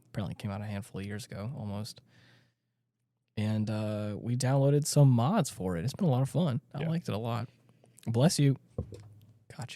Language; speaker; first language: English; native; English